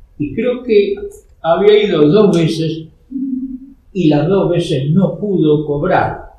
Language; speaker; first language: Spanish; native; Spanish